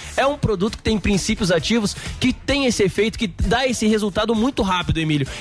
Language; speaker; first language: Portuguese; native; Portuguese